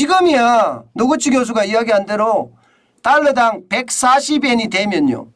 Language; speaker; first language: Korean; native; Korean